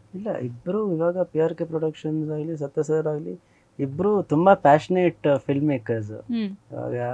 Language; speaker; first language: Kannada; native; Kannada